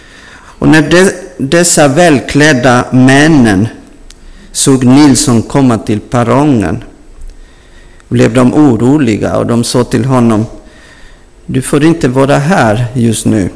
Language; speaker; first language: Swedish; non-native, fluent; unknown